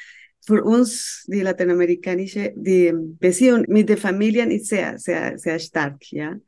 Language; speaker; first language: German; non-native, fluent; Spanish